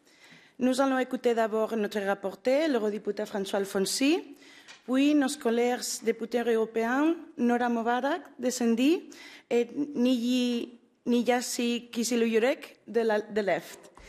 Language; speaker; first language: French; non-native, learner; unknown